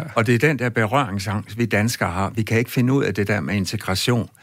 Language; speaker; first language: Danish; native; Danish